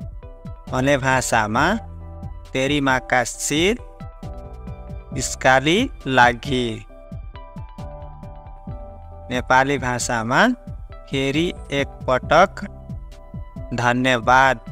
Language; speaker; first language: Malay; non-native, learner; Nepali